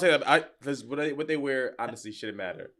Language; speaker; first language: English; native; English